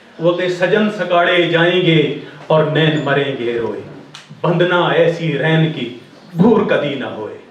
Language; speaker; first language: Urdu; non-native, local second language; Kashmiri